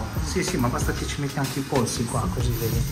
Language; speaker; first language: Italian; native; Italian